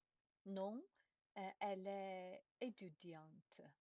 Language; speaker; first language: French; non-native, learner; Chinese